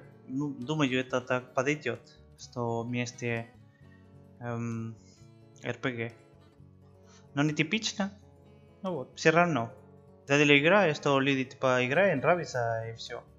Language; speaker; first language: Russian; non-native, learner; Spanish